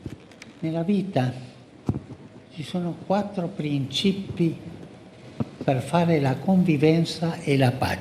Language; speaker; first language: Italian; early bilingual, heritage; Spanish